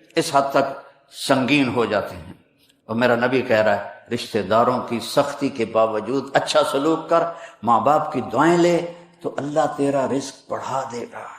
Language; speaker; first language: Urdu; non-native, local second language; Punjabi